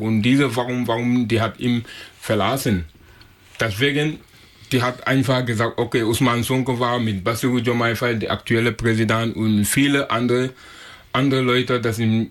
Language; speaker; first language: German; non-native, learner; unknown